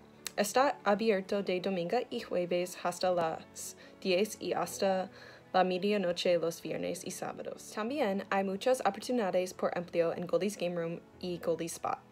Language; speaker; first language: Spanish; non-native, learner; English